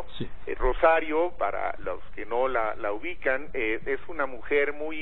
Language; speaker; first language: Spanish; native; Spanish